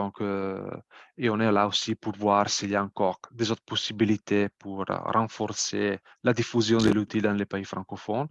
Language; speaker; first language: French; non-native, fluent; Italian